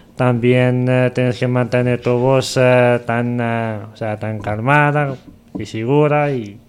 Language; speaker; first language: Spanish; non-native, fluent; Arabic